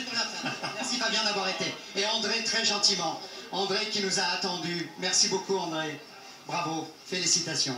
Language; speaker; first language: French; native; French